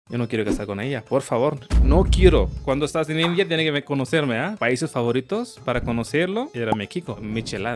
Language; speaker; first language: Spanish; non-native, learner; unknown